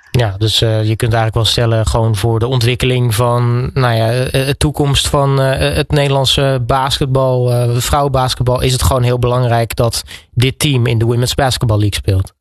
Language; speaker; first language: Dutch; native; Dutch